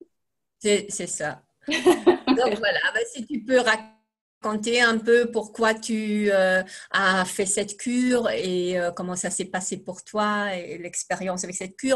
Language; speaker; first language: French; non-native, fluent; German